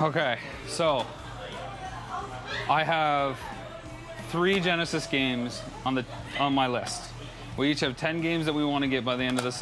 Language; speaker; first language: English; native; English